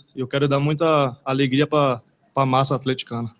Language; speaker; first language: Portuguese; native; Portuguese